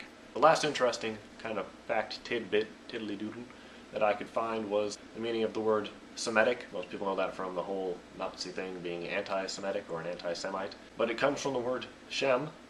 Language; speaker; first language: English; native; English